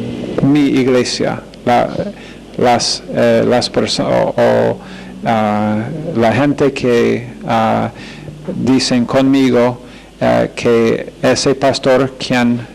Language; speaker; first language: Spanish; non-native, fluent; English